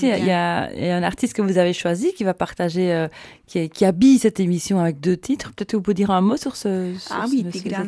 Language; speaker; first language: French; native; French